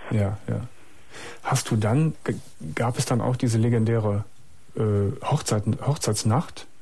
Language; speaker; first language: German; native; German